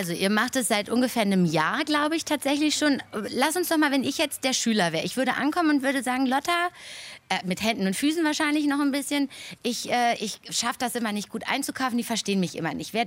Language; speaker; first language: German; native; German